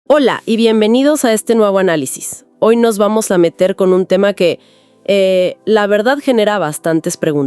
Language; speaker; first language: Spanish; native; Spanish